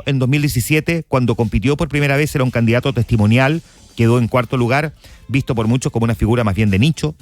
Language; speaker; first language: Spanish; native; Spanish